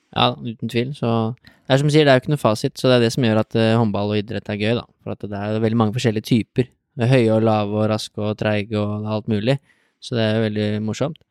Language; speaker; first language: Norwegian; native; Norwegian